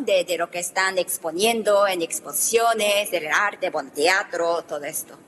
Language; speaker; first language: Spanish; non-native, fluent; Japanese